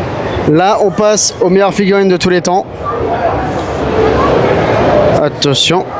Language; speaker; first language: French; native; French